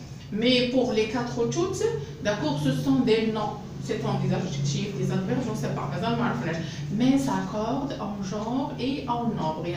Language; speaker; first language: French; non-native, local second language; Arabic